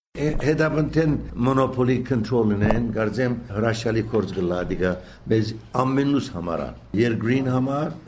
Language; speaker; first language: Armenian; early bilingual, heritage; Armenian